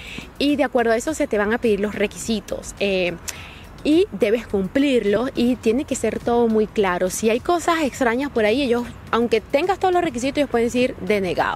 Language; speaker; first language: Spanish; native; Spanish